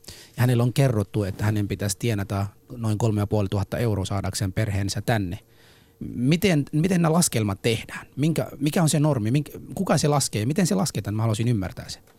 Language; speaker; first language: Finnish; early bilingual, other home language; Somali